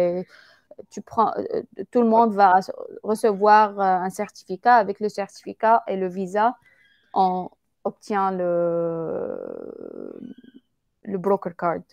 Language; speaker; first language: French; non-native, fluent; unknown